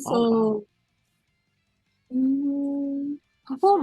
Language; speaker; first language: English; non-native, learner; Japanese